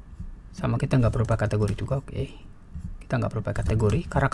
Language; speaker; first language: Indonesian; native; Indonesian